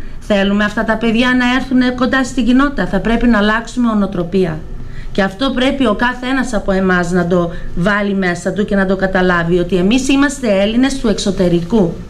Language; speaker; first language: Greek; early bilingual, heritage; Greek